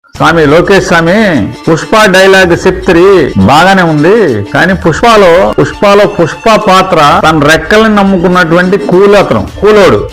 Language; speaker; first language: Telugu; native; Telugu